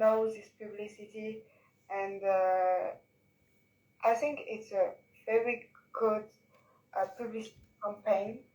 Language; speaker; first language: English; non-native, learner; French